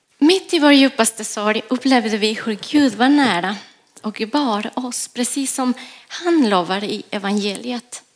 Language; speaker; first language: Swedish; non-native, fluent; Spanish